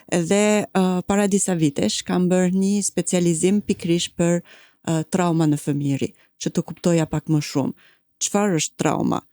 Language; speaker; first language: Albanian; non-native, fluent; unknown